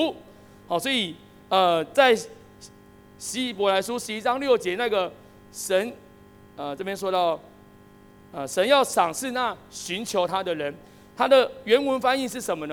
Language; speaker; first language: Chinese; native; Chinese